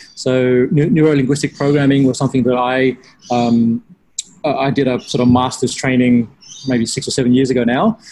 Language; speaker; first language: English; native; English